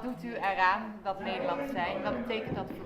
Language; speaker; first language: Dutch; native; Dutch